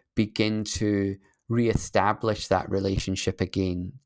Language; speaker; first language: English; native; English